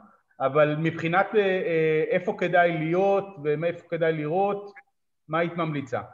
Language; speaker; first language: Hebrew; native; Hebrew